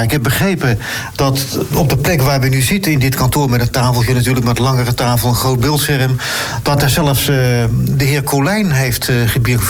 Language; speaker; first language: Dutch; native; Dutch